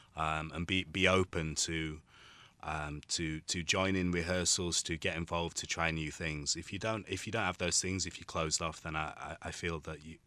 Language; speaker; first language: English; native; English